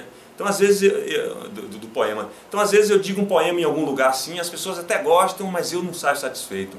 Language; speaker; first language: Portuguese; native; Portuguese